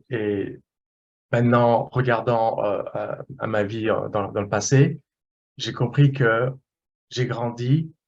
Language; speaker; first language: French; non-native, fluent; English